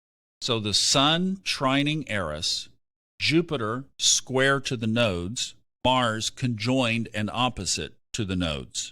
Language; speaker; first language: English; native; English